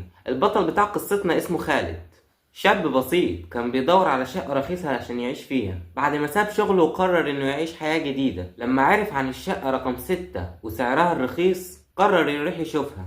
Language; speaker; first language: Arabic; native; Arabic